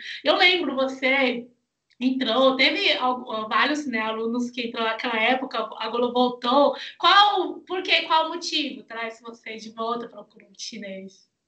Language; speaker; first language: Portuguese; non-native, fluent; Chinese